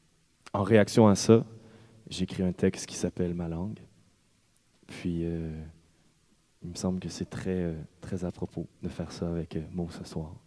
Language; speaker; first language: French; native; French